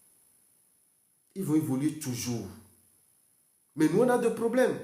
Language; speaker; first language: French; non-native, local second language; Fon